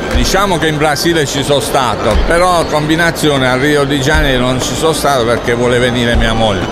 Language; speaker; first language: Italian; native; Italian